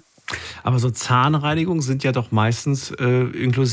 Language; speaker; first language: German; native; German